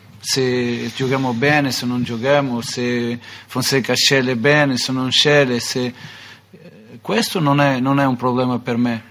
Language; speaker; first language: Italian; non-native, fluent; Portuguese